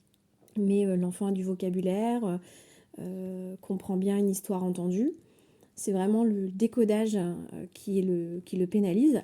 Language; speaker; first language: French; native; French